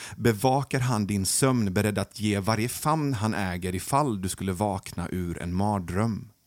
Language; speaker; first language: Swedish; early bilingual, other home language; Persian